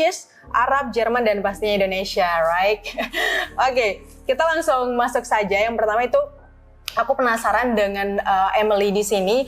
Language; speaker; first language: Indonesian; native; Indonesian